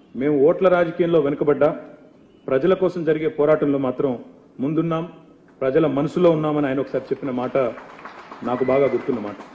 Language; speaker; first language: Telugu; native; Telugu